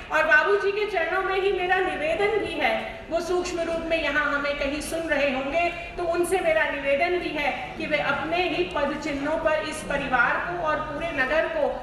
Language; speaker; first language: Hindi; native; Hindi